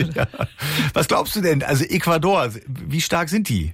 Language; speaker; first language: German; native; German